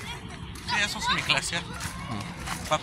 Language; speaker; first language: Spanish; early bilingual, heritage; Spanish